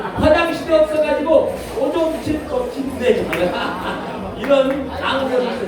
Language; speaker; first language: Korean; native; Korean